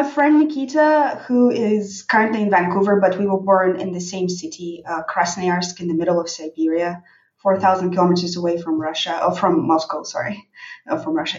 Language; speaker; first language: English; non-native, fluent; Russian